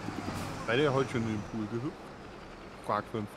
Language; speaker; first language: German; native; German